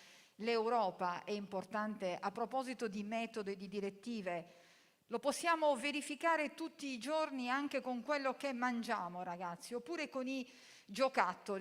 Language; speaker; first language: Italian; native; Italian